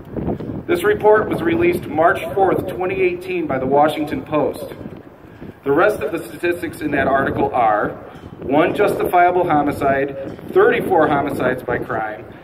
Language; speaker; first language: English; native; English